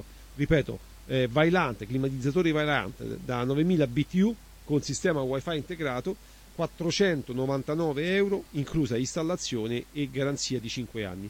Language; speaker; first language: Italian; native; Italian